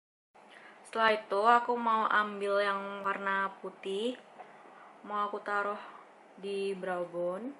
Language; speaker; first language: Indonesian; native; Indonesian